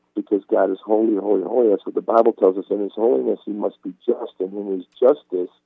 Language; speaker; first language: English; non-native, fluent; Turkish